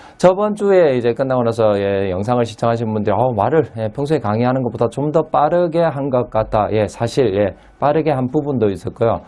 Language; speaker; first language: Korean; native; Korean